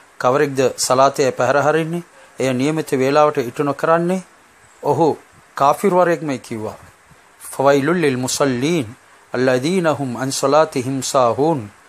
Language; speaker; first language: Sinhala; non-native, local second language; Tamil